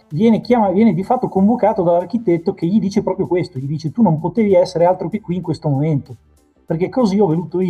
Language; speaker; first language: Italian; native; Italian